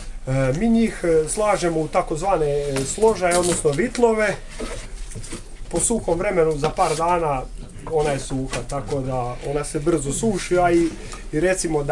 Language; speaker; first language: Croatian; native; Croatian